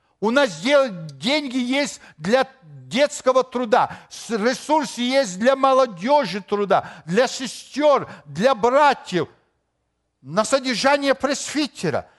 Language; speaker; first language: Russian; non-native, fluent; Spanish